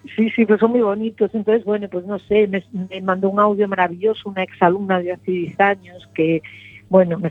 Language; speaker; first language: Spanish; native; Spanish